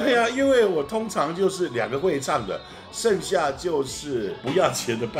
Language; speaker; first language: Chinese; native; Chinese